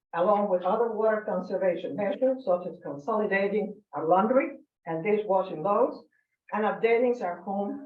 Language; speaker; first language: English; non-native, fluent; Spanish